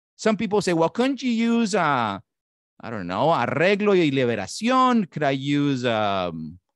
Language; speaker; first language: English; non-native, fluent; Spanish